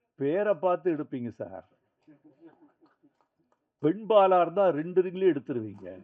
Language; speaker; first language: Tamil; native; Tamil